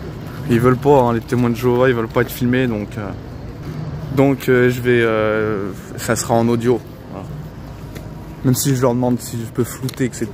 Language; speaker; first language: French; native; French